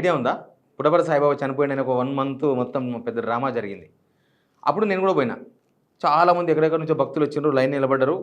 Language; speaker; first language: Telugu; native; Telugu